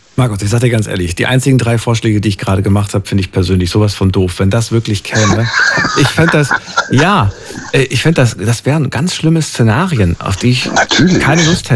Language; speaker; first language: German; native; German